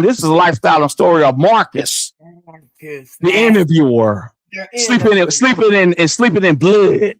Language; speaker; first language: English; native; English